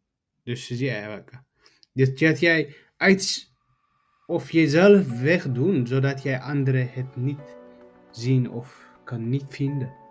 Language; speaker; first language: Dutch; non-native, learner; Tigrinya